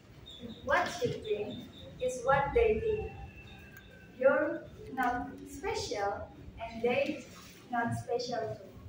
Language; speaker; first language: English; non-native, learner; Indonesian